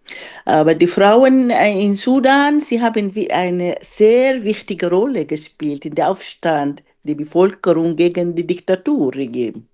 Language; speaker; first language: German; non-native, fluent; Arabic